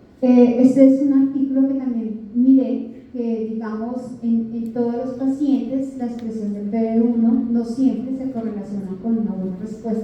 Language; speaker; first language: Spanish; native; Spanish